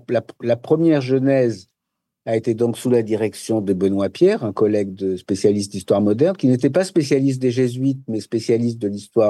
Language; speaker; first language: French; native; French